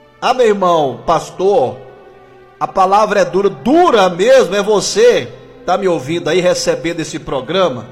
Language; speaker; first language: Portuguese; native; Portuguese